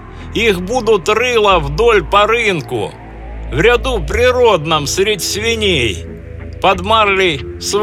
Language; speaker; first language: Russian; native; Russian